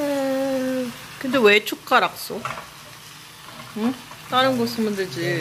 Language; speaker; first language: Korean; non-native, learner; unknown